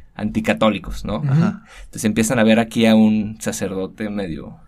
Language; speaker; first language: Spanish; native; Spanish